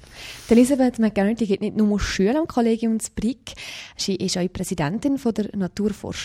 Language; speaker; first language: German; native; German